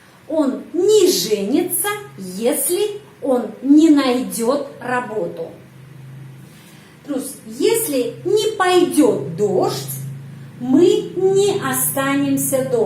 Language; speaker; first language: Russian; non-native, fluent; Indonesian